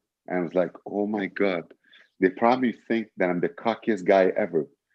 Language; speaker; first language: English; native; English